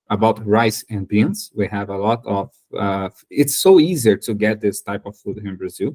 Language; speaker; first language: English; non-native, learner; Portuguese